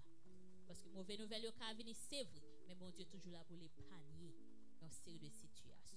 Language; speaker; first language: French; non-native, local second language; Haitian Creole